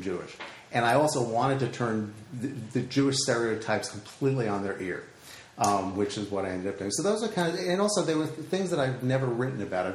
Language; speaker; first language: English; native; English